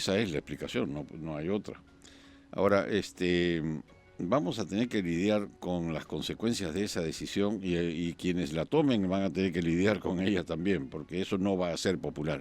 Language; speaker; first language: Spanish; native; Spanish